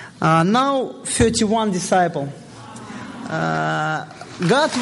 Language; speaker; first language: English; non-native, learner; Russian